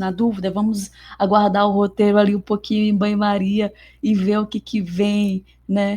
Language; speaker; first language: Portuguese; native; Portuguese